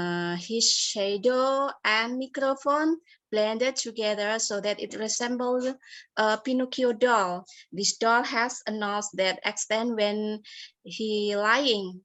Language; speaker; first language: English; non-native, learner; Indonesian